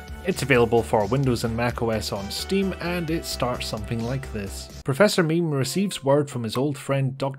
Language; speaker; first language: English; native; English